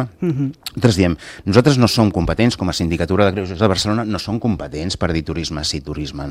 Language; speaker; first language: Catalan; native; Catalan